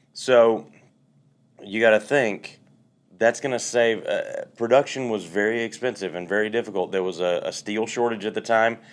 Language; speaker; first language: English; native; English